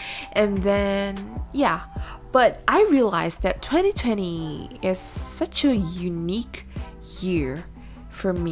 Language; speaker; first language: English; non-native, fluent; Indonesian